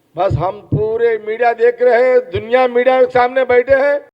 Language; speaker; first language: Hindi; non-native, local second language; Telugu